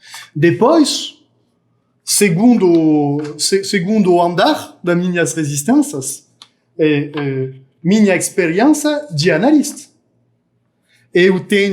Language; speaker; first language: Portuguese; non-native, fluent; French